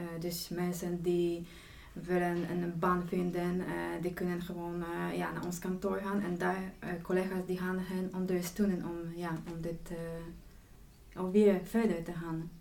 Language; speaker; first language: Dutch; non-native, fluent; Polish